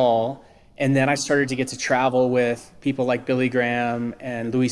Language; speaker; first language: English; native; English